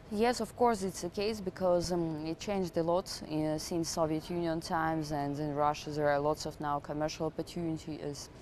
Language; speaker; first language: English; non-native, fluent; Russian